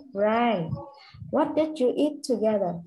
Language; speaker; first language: English; non-native, learner; Vietnamese